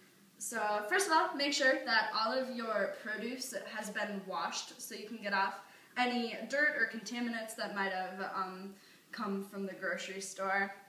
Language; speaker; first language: English; native; English